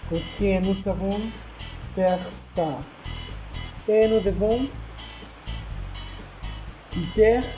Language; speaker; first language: French; non-native, learner; Spanish